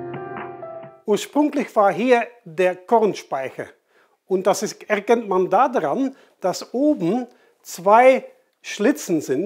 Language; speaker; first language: German; non-native, fluent; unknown